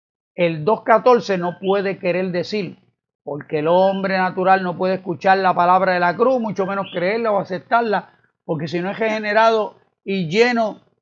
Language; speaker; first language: Spanish; native; Spanish